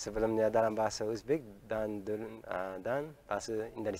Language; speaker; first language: Indonesian; non-native, learner; Uzbek